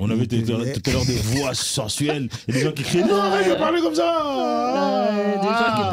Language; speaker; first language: French; native; French